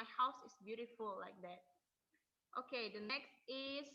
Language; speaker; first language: English; non-native, learner; Indonesian